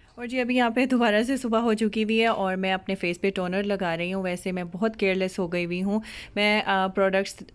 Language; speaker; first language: Hindi; native; Hindi